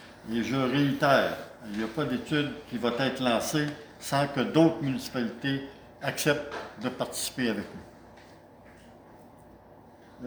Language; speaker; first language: French; native; French